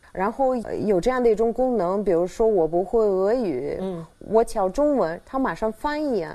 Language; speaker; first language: Chinese; non-native, fluent; Russian